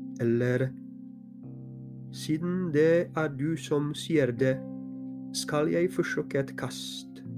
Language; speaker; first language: Norwegian; non-native, fluent; Polish